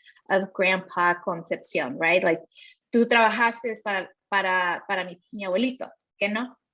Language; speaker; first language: Spanish; early bilingual, heritage; Spanish